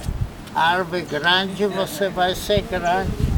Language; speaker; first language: Portuguese; non-native, fluent; Polish